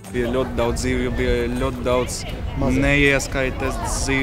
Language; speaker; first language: Latvian; non-native, local second language; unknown